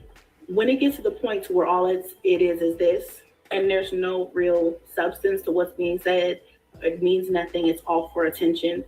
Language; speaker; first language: English; native; English